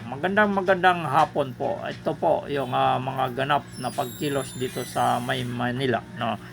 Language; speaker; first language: Filipino; native; Filipino